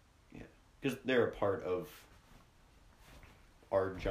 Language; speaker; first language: English; native; English